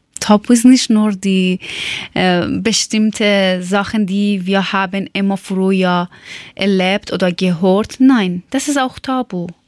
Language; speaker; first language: German; non-native, learner; Persian